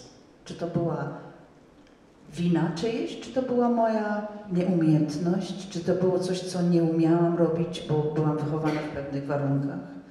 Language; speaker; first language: Polish; non-native, fluent; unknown